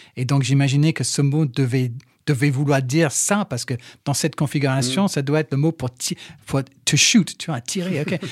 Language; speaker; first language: French; non-native, fluent; English